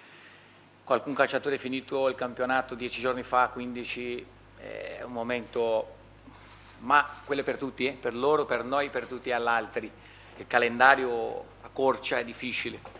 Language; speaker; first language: Italian; non-native, fluent; Portuguese